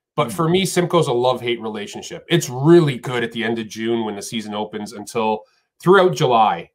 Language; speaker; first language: English; native; English